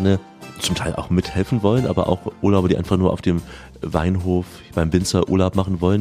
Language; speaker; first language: German; native; German